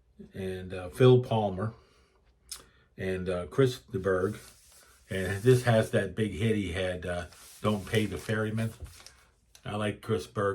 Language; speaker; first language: English; native; English